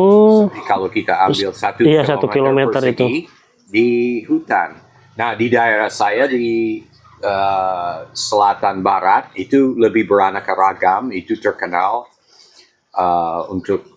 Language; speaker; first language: Indonesian; non-native, fluent; English